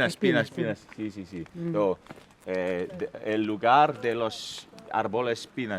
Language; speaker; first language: Spanish; non-native, learner; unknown